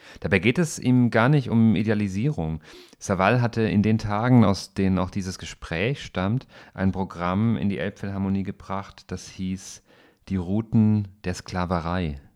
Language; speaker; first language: German; native; German